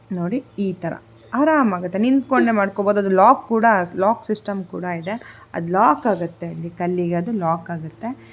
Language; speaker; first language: Kannada; non-native, local second language; Konkani